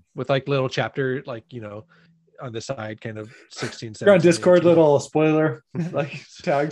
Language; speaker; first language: English; native; English